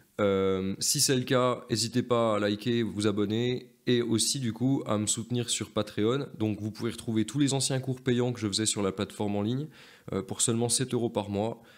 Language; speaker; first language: French; native; French